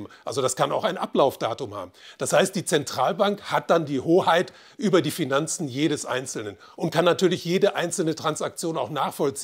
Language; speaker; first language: German; native; German